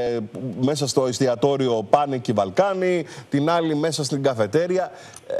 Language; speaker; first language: Greek; native; Greek